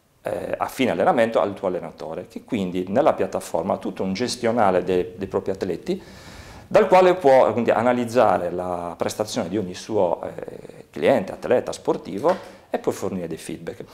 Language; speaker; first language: Italian; native; Italian